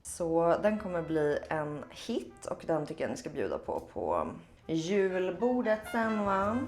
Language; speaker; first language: Swedish; native; Swedish